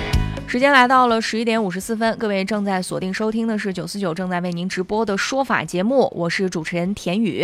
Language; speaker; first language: Chinese; native; Chinese